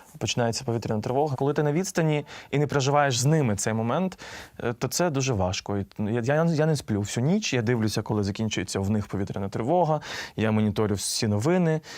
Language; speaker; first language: Ukrainian; non-native, local second language; Russian